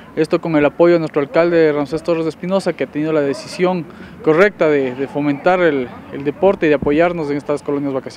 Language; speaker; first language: Spanish; native; Spanish